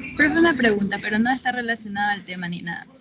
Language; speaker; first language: Spanish; native; Spanish